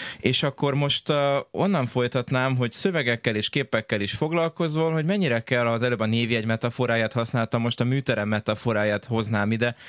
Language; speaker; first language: Hungarian; native; Hungarian